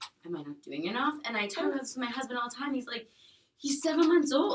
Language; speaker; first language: English; native; English